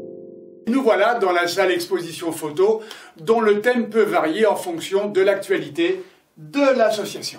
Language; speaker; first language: French; native; French